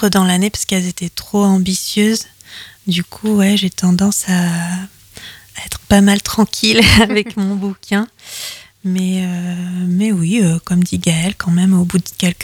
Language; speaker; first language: French; native; French